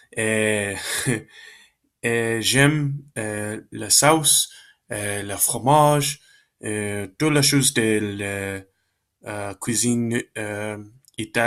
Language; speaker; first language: French; non-native, learner; Spanish